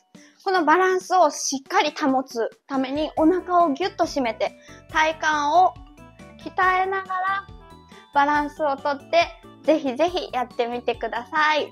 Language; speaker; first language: Japanese; native; Japanese